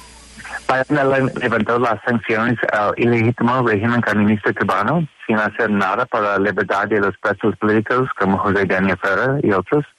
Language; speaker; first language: Spanish; non-native, learner; English